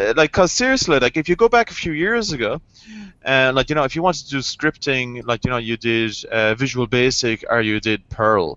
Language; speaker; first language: English; native; English